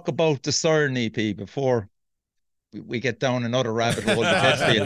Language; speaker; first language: English; native; English